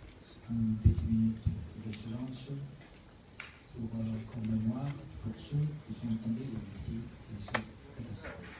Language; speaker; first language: French; non-native, fluent; Russian